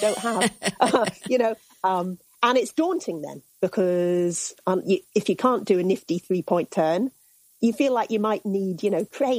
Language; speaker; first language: English; native; English